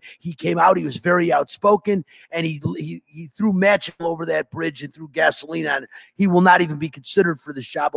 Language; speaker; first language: English; native; English